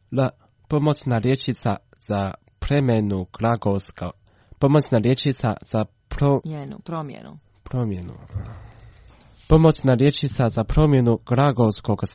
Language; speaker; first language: Croatian; non-native, fluent; Chinese